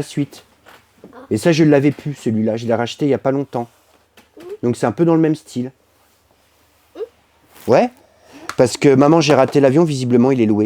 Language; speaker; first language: French; native; French